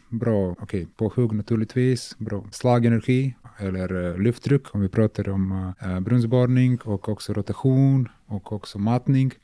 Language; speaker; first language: Swedish; non-native, learner; Serbian